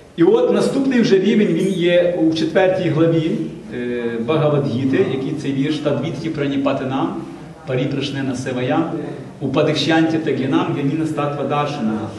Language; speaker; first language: Ukrainian; non-native, local second language; Russian